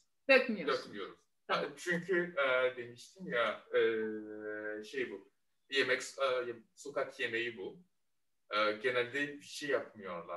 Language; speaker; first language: Turkish; non-native, fluent; Malagasy